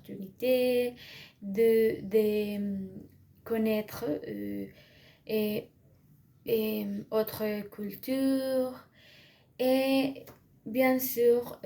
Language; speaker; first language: French; non-native, learner; Spanish